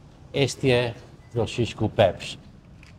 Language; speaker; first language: Czech; non-native, learner; Italian